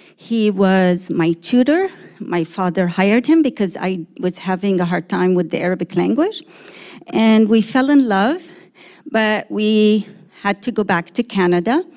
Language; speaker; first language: English; early bilingual, other home language; Arabic